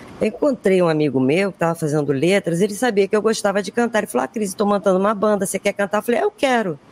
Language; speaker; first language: Portuguese; native; Portuguese